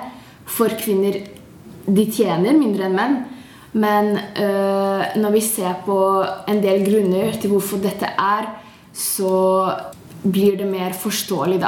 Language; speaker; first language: Norwegian; non-native, fluent; Hungarian